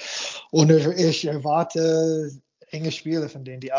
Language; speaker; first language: German; non-native, fluent; English